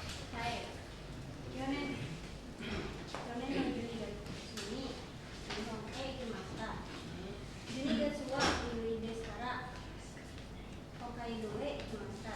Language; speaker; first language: Japanese; non-native, learner; Indonesian